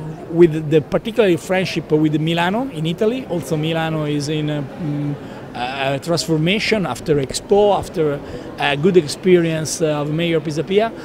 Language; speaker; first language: English; non-native, learner; Italian